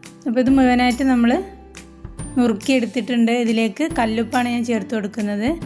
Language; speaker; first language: Malayalam; native; Malayalam